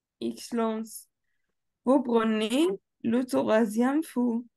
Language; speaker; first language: French; non-native, fluent; Arabic